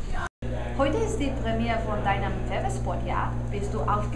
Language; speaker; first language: German; non-native, learner; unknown